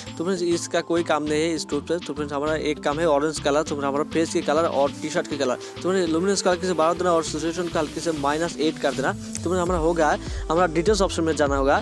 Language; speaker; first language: Hindi; non-native, local second language; Bangla